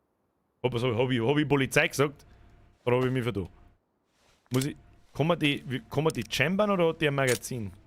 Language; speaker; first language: German; native; German